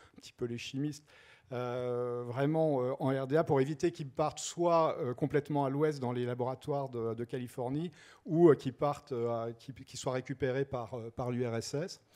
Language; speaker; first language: French; native; French